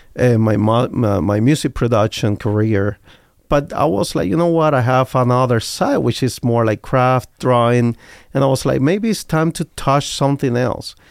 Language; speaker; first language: English; non-native, fluent; Spanish